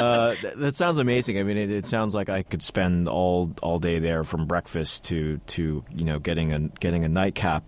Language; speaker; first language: English; native; English